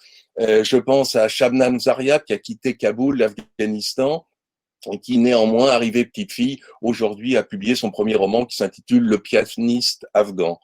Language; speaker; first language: French; native; French